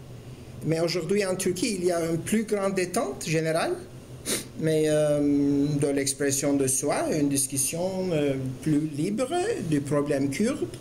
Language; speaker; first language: French; non-native, fluent; Turkish